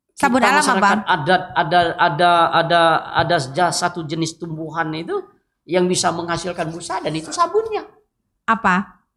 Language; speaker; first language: Indonesian; non-native, local second language; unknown